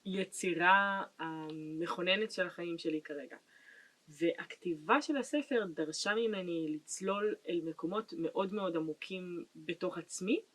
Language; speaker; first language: Hebrew; native; Hebrew